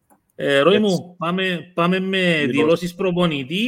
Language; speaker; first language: Greek; native; Greek